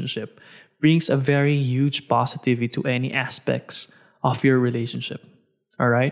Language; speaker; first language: English; non-native, local second language; Filipino